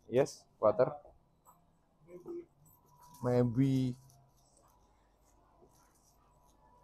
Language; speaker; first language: English; non-native, learner; Javanese